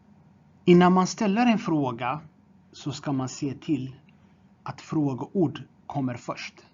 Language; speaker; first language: Swedish; non-native, fluent; Tigrinya